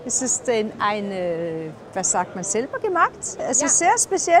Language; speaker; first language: German; non-native, learner; Danish